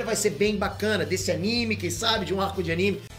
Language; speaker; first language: Portuguese; native; Portuguese